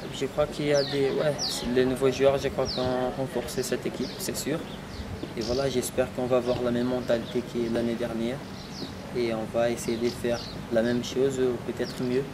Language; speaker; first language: French; non-native, fluent; Portuguese